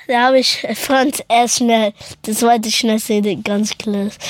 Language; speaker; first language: German; early bilingual, other home language; Persian